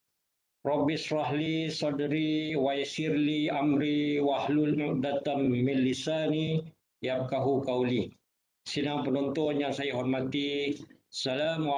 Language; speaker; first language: Malay; native; Malay